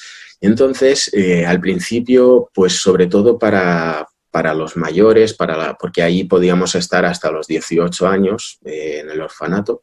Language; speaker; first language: Spanish; early bilingual, other home language; Russian